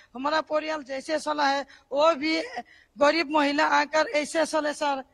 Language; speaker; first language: Hindi; non-native, local second language; Assamese